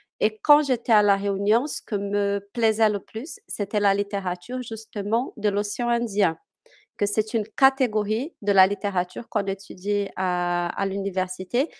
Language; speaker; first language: French; non-native, fluent; Portuguese